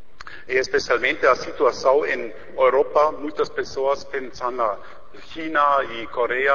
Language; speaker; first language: Portuguese; non-native, learner; German